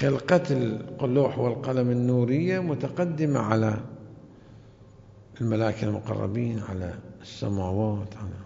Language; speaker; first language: Arabic; native; Arabic